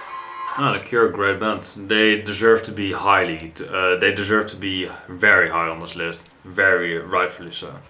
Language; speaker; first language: English; non-native, fluent; Dutch